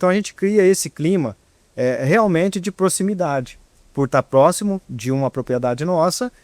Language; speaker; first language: Portuguese; native; Portuguese